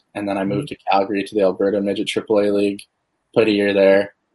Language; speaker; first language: English; native; English